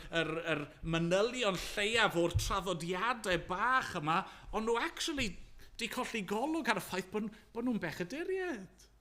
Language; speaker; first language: Welsh; native; Welsh